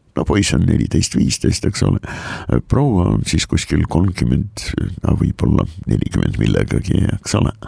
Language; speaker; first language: Estonian; non-native, local second language; Russian